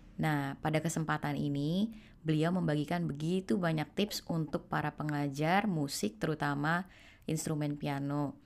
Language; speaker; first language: Indonesian; native; Indonesian